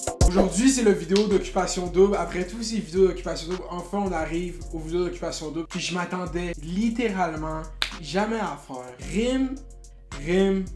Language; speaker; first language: French; native; French